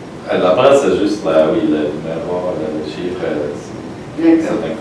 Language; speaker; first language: French; non-native, learner; Polish